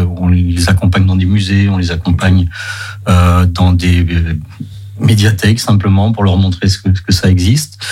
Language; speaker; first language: French; native; French